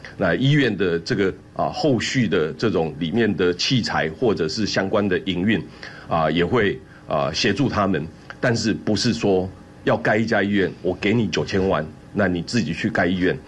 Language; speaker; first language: Chinese; native; Chinese